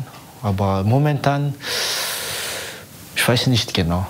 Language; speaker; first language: German; non-native, learner; Malagasy